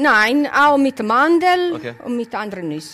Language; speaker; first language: German; non-native, learner; Italian